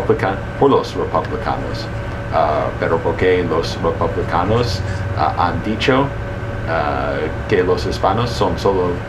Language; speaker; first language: Spanish; early bilingual, heritage; Spanish